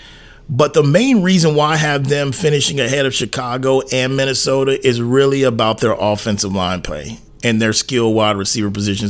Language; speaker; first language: English; native; English